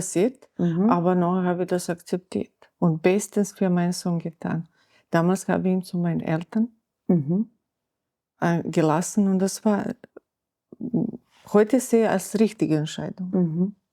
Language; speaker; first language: German; non-native, learner; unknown